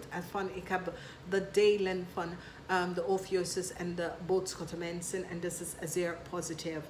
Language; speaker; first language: Dutch; non-native, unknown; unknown